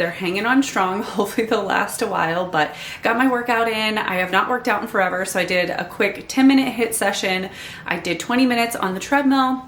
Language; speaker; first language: English; native; English